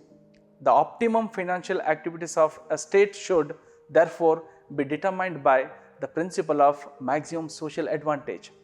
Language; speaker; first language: English; non-native, local second language; Kannada